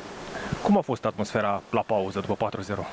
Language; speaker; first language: Romanian; native; Romanian